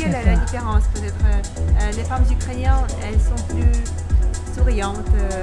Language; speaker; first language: French; non-native, fluent; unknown